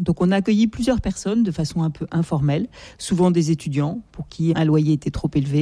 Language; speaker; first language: French; native; French